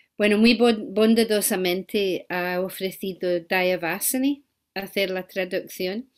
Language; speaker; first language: Spanish; non-native, fluent; English